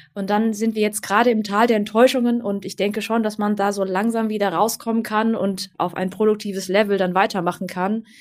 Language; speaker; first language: German; early bilingual, other home language; Vietnamese